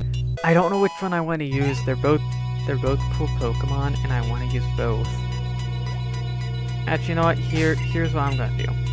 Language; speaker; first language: English; native; English